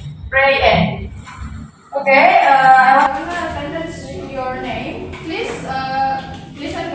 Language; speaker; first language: English; non-native, learner; Indonesian